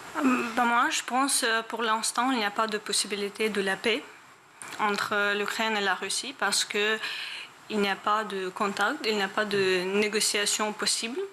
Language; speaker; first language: French; non-native, learner; Ukrainian